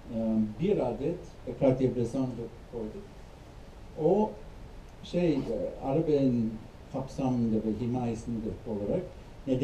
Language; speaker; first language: Turkish; non-native, fluent; English